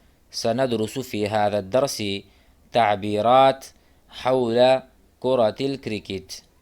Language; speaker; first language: Arabic; non-native, fluent; Urdu